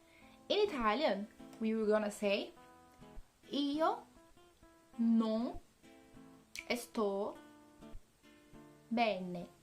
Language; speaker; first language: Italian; non-native, fluent; Portuguese